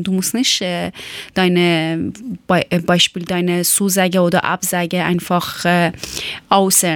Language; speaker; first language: German; non-native, learner; Persian